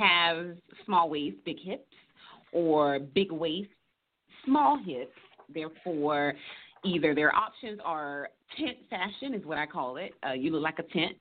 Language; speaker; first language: English; native; English